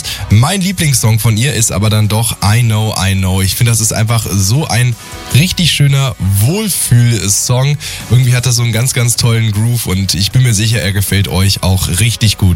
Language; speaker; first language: German; native; German